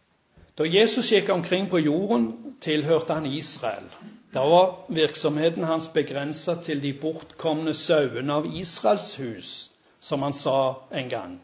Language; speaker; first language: Norwegian; native; Norwegian